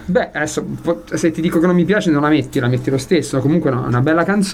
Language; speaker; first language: Italian; native; Italian